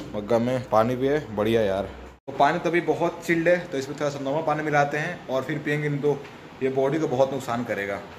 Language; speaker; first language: Hindi; native; Hindi